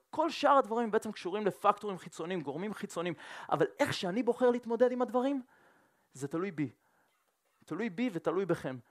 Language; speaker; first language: Hebrew; non-native, fluent; French